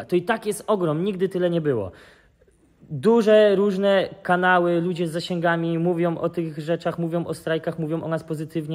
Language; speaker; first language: Polish; native; Polish